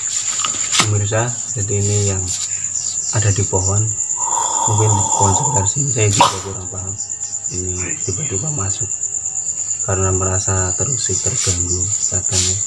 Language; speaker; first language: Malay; non-native, local second language; Javanese